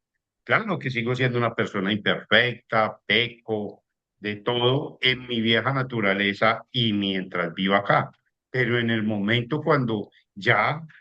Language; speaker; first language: Spanish; native; Spanish